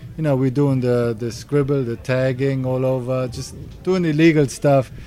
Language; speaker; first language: English; non-native, fluent; German